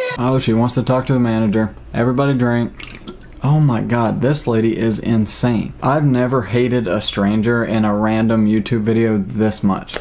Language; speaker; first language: English; native; English